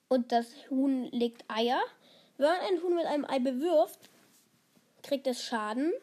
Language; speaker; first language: German; native; German